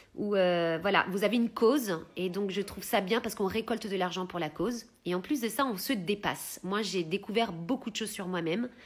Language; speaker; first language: French; early bilingual, heritage; Italian